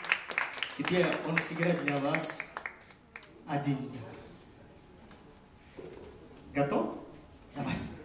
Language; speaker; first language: Russian; non-native, fluent; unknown